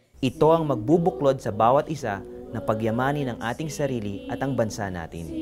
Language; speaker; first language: Filipino; native; Filipino